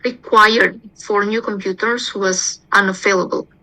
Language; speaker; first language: English; non-native, fluent; Indonesian